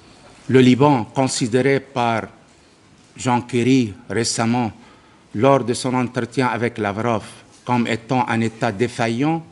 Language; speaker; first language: French; non-native, local second language; Arabic